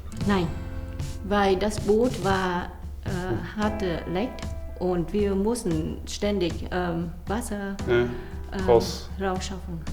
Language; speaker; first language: German; non-native, fluent; Vietnamese